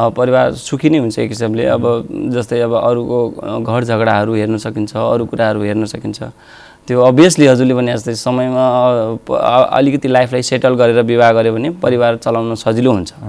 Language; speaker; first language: Nepali; non-native, local second language; Dangaura Tharu